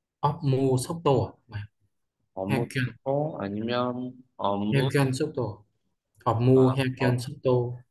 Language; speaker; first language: Korean; non-native, learner; Vietnamese